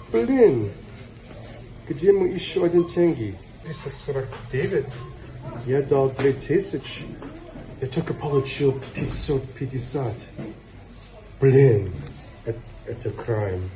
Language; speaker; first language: Russian; non-native, learner; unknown